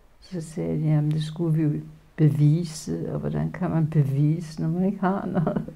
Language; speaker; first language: Danish; early bilingual, other home language; Polish